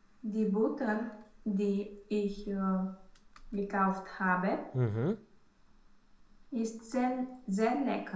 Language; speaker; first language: German; non-native, learner; Romanian